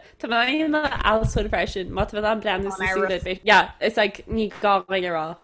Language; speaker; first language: Irish; native; Irish